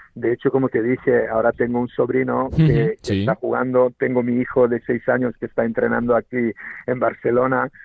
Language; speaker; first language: Spanish; non-native, fluent; Serbian